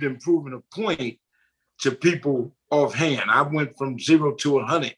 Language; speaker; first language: English; native; English